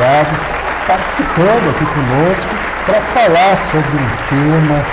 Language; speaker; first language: Portuguese; native; Portuguese